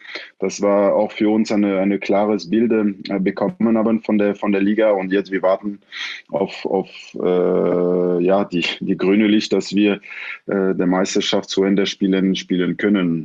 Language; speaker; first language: German; non-native, fluent; French